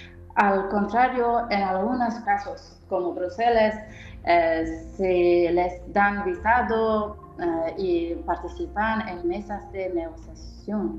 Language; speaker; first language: Spanish; non-native, fluent; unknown